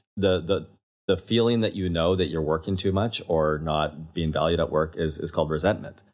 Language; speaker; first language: English; native; English